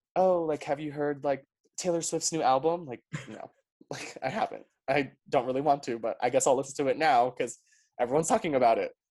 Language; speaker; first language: English; early bilingual, other home language; Spanish